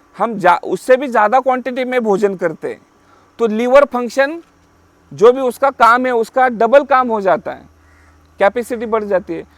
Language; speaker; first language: Hindi; non-native, local second language; Marathi